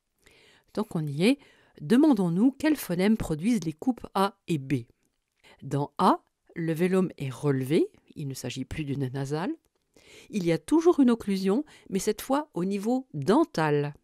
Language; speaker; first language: French; native; French